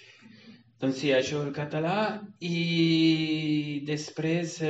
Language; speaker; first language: Catalan; non-native, fluent; German